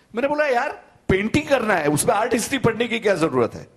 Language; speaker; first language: Hindi; non-native, local second language; Gujarati